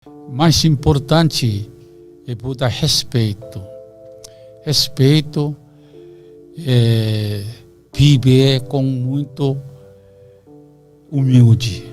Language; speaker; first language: Portuguese; non-native, learner; Korean